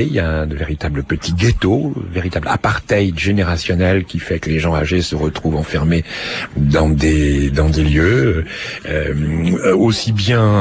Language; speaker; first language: French; native; French